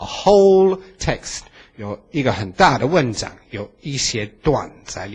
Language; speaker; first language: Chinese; non-native, fluent; English